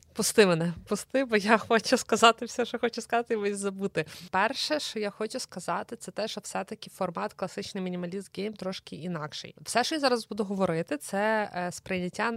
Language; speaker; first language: Ukrainian; native; Ukrainian